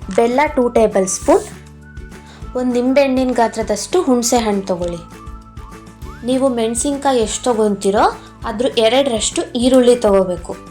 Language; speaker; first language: Kannada; native; Kannada